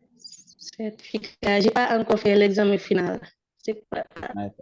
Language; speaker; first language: French; non-native, local second language; Wolof